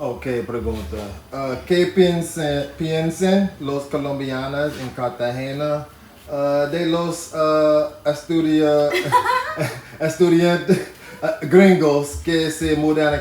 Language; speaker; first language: Spanish; non-native, learner; English